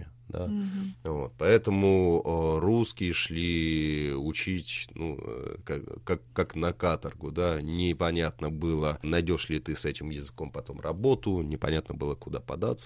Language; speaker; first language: Russian; native; Russian